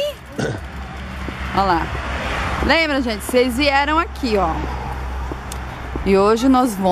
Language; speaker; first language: Portuguese; native; Portuguese